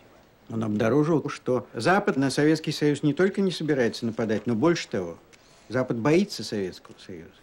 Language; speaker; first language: Russian; native; Russian